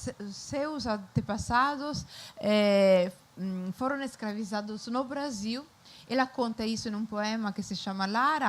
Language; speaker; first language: Portuguese; non-native, fluent; Italian